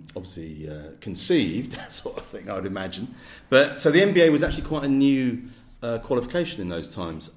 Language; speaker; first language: English; native; English